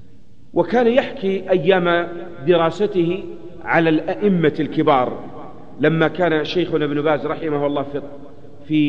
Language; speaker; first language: Arabic; native; Arabic